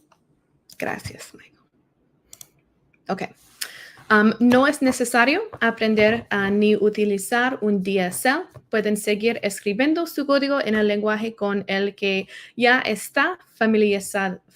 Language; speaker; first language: Spanish; non-native, learner; English